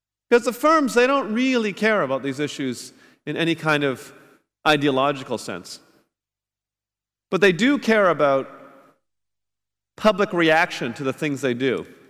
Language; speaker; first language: English; native; English